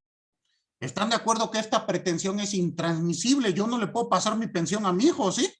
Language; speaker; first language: Spanish; native; Spanish